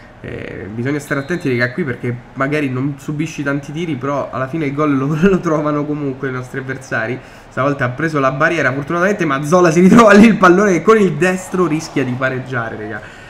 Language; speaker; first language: Italian; native; Italian